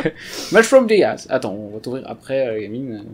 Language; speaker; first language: French; native; French